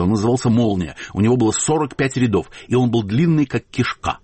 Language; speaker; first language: Russian; native; Russian